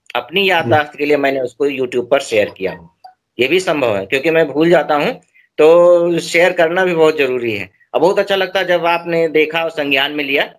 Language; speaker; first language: Hindi; native; Hindi